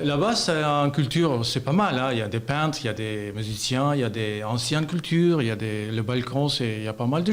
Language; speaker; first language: French; non-native, learner; Albanian